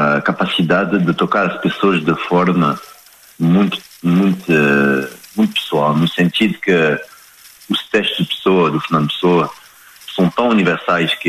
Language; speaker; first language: Portuguese; non-native, fluent; French